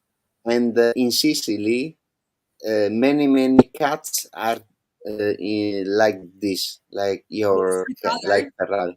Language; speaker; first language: English; non-native, learner; Italian